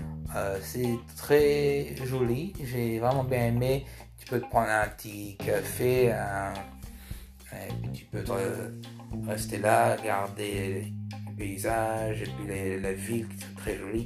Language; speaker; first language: French; early bilingual, heritage; French